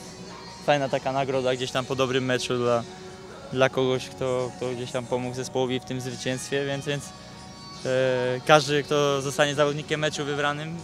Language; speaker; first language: Polish; native; Polish